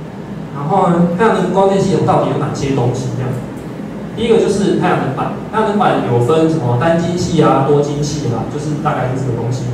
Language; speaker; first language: Chinese; native; Chinese